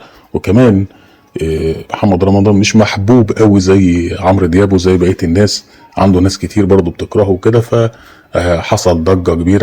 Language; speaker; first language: Arabic; native; Arabic